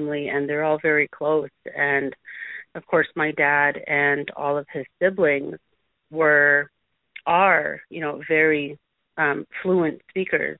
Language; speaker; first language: English; native; English